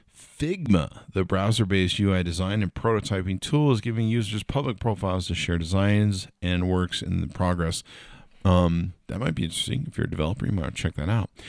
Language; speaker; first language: English; native; English